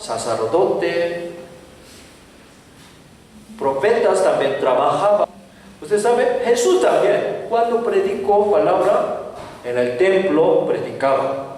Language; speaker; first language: Spanish; non-native, learner; Korean